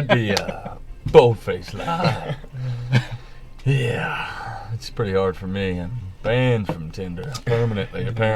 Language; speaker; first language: English; native; English